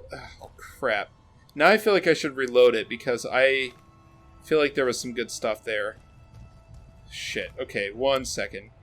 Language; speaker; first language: English; native; English